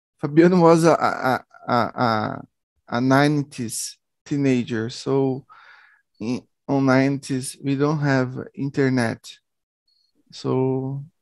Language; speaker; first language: English; non-native, learner; Portuguese